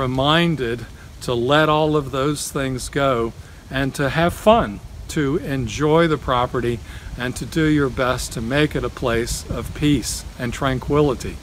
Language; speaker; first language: English; native; English